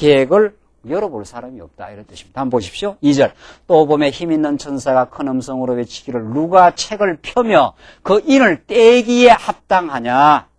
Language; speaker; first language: Korean; native; Korean